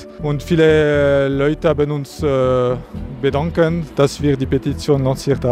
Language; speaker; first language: German; non-native, local second language; French